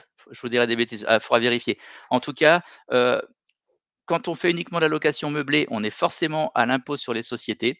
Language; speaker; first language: French; native; French